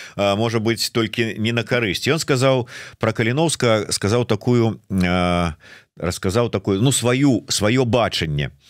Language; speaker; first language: Belarusian; non-native, local second language; Russian